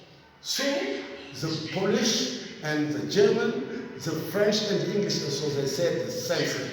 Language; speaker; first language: English; non-native, fluent; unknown